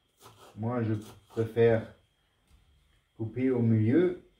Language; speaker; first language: French; non-native, learner; German